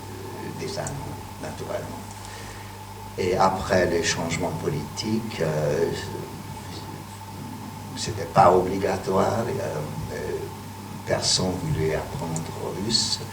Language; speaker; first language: French; non-native, fluent; Hungarian